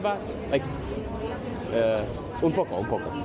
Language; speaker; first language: Spanish; non-native, learner; English